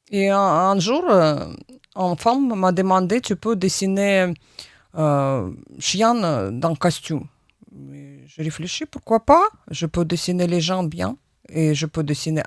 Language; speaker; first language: French; non-native, learner; Russian